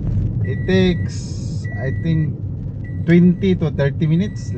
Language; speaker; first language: English; non-native, local second language; Cebuano